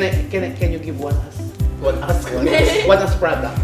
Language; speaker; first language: English; non-native, learner; Filipino